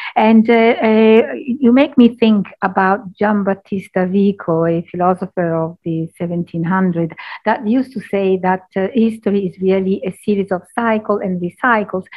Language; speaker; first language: English; non-native, fluent; Italian